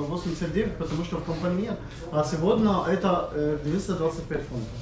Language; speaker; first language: Russian; non-native, learner; Arabic